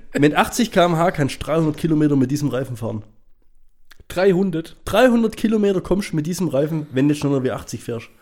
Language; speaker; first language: German; native; German